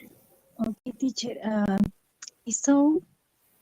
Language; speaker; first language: English; non-native, learner; Spanish